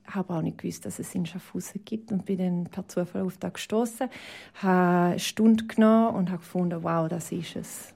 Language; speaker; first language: German; native; German